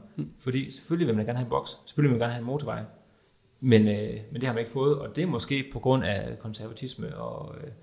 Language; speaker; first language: Danish; native; Danish